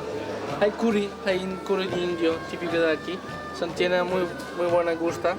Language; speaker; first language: Spanish; non-native, learner; Turkish